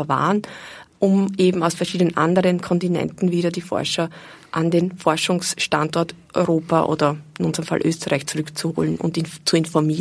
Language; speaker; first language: German; native; German